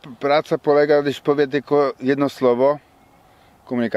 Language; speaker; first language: Polish; non-native, learner; Czech